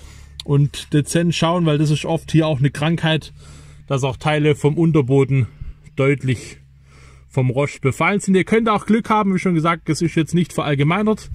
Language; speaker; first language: German; native; German